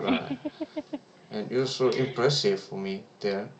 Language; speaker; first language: English; non-native, learner; Korean